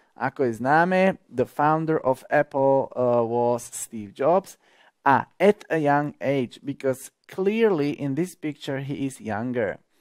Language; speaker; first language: English; non-native, fluent; Slovak